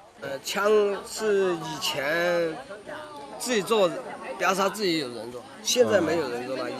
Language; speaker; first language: Chinese; non-native, local second language; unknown